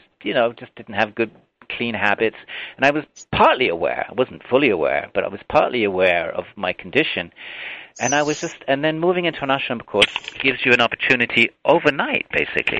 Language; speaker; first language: English; native; English